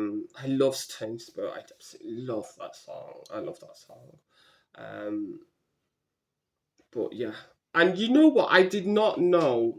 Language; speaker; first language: English; native; English